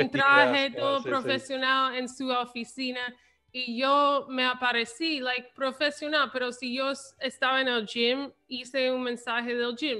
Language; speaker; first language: Spanish; early bilingual, heritage; English